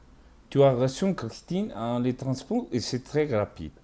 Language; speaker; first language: French; non-native, learner; Spanish